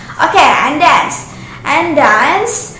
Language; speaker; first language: English; non-native, learner; Indonesian